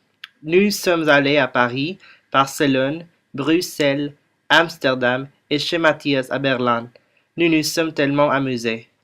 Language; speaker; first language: French; non-native, learner; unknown